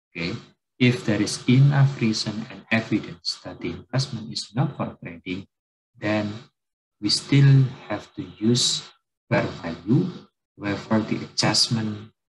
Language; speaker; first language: English; non-native, fluent; Indonesian